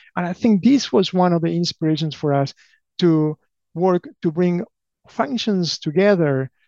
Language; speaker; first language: English; non-native, fluent; Spanish